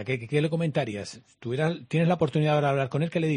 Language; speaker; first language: Spanish; native; Spanish